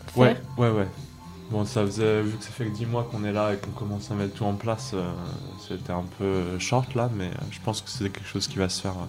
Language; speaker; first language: French; native; French